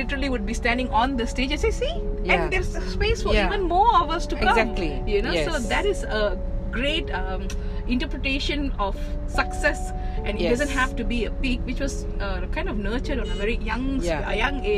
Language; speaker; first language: English; non-native, local second language; Tamil